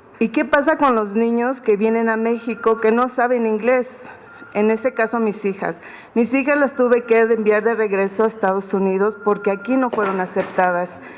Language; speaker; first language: Spanish; early bilingual, heritage; Spanish